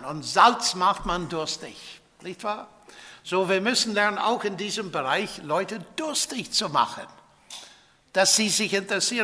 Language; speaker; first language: German; non-native, fluent; English